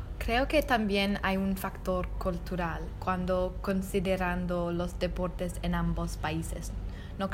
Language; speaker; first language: Spanish; non-native, learner; English